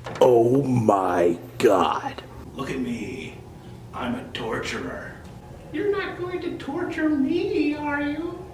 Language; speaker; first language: English; native; English